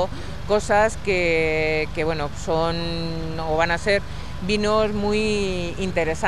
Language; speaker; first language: Spanish; native; Spanish